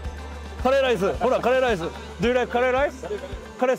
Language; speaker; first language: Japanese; native; Japanese